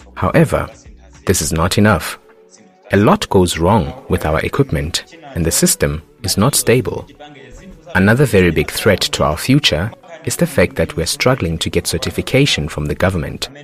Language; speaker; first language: English; non-native, local second language; Tumbuka